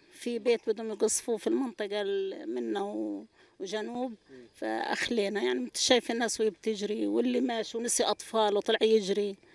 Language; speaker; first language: Arabic; native; Arabic